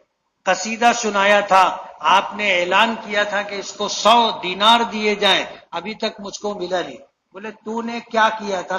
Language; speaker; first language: Urdu; native; Urdu